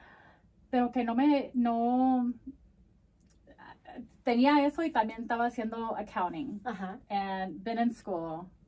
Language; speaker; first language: Spanish; early bilingual, heritage; Spanish